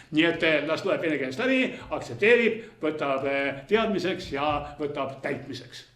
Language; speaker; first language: Estonian; non-native, local second language; Russian